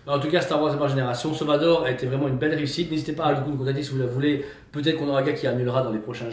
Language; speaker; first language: French; native; French